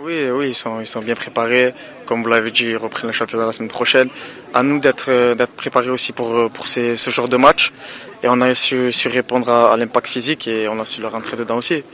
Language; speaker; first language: French; native; French